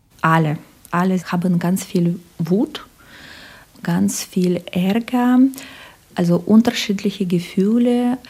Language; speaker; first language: German; non-native, fluent; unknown